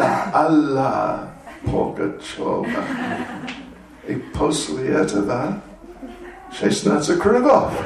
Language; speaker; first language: Russian; non-native, learner; English